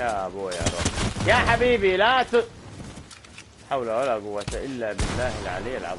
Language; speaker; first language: Arabic; native; Arabic